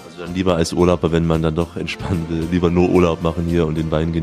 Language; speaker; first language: German; native; German